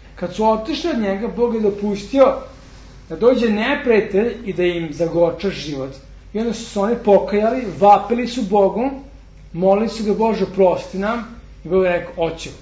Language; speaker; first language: Serbian; non-native, fluent; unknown